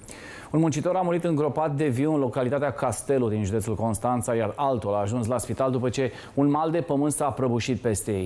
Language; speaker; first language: Romanian; native; Romanian